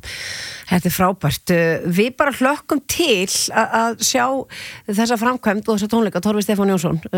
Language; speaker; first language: Icelandic; native; Icelandic